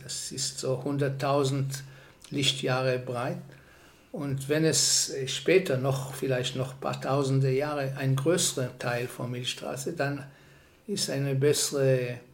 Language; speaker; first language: German; non-native, fluent; Hebrew